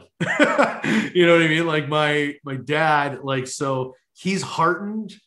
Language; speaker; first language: English; native; English